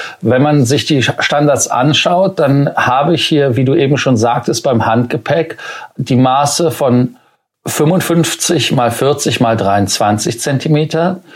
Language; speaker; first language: German; native; German